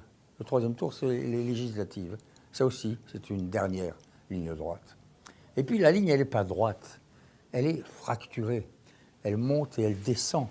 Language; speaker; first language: French; native; French